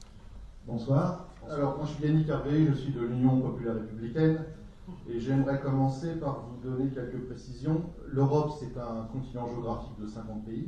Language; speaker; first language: French; native; French